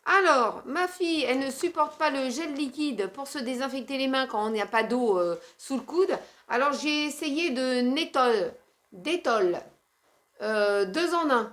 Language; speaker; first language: French; native; French